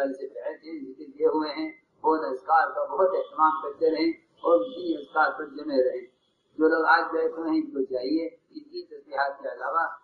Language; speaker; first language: Urdu; native; Urdu